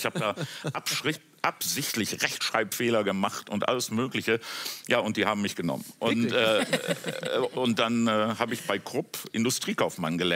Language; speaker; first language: German; native; German